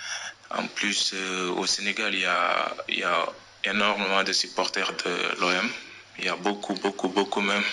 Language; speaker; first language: French; non-native, local second language; Wolof